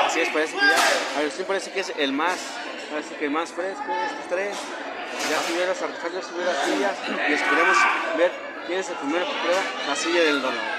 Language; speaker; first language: Spanish; native; Spanish